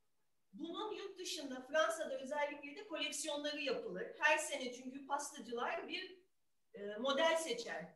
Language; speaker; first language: Turkish; native; Turkish